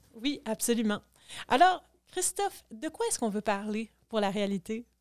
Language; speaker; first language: French; native; French